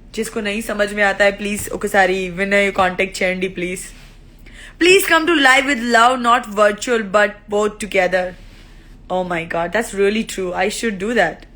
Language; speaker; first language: Telugu; non-native, local second language; Gujarati